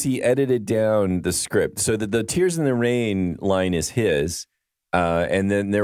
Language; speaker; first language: English; native; English